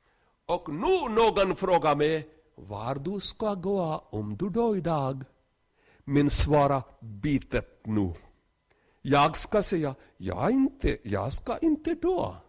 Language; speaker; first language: Swedish; non-native, learner; Urdu